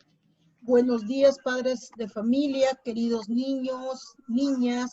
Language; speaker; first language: Spanish; native; Spanish